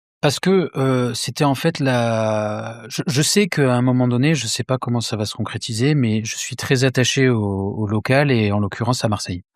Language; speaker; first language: French; native; French